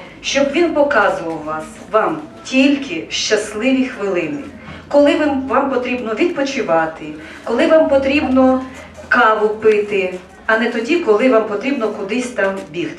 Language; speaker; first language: Ukrainian; native; Ukrainian